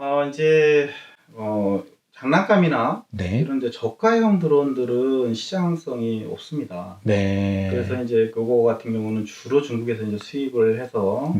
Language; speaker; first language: Korean; native; Korean